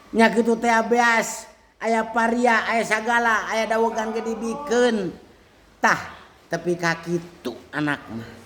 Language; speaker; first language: Sundanese; native; Sundanese